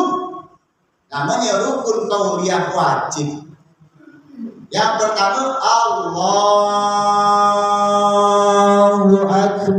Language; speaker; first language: Malay; native; Malay